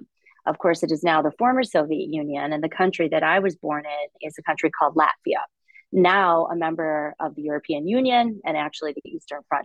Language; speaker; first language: English; early bilingual, other home language; Russian